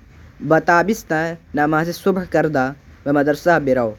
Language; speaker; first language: Persian; non-native, fluent; Urdu